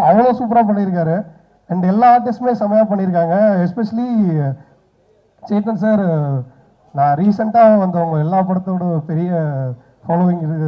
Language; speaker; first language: Tamil; native; Tamil